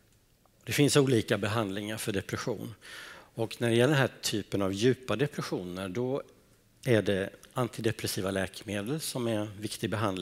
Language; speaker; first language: Swedish; native; Swedish